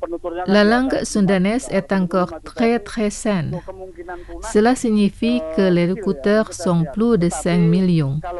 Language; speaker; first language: French; non-native, fluent; Indonesian